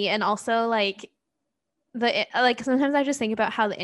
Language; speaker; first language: English; non-native, local second language; Cantonese